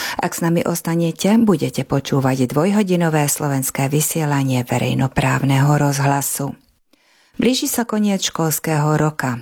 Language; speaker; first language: Slovak; early bilingual, heritage; Slovak